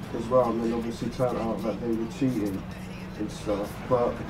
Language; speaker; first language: English; native; English